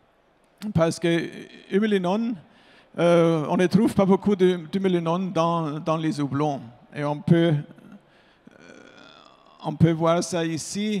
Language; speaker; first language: French; non-native, fluent; German